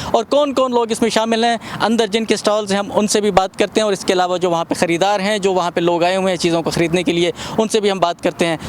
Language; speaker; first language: Urdu; non-native, local second language; Punjabi